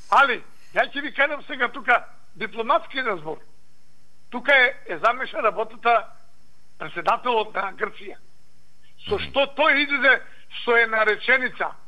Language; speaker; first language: Macedonian; native; Macedonian